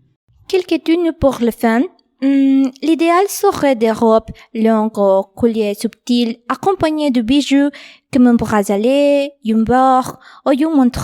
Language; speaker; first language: French; non-native, learner; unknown